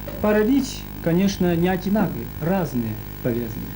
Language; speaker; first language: Russian; non-native, fluent; Chinese